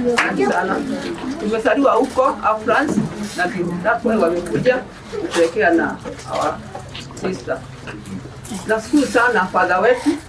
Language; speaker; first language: Swahili; non-native, local second language; Kikuyu